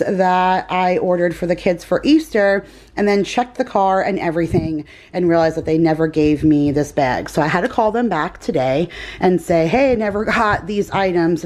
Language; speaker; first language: English; native; English